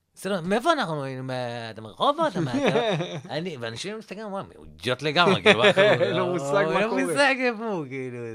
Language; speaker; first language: Hebrew; native; Hebrew